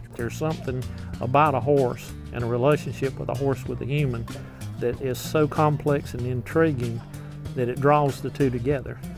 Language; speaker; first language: English; native; English